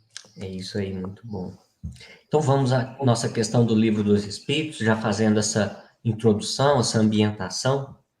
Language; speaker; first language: Portuguese; native; Portuguese